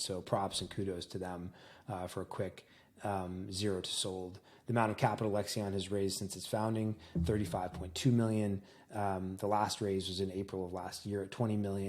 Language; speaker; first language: English; native; English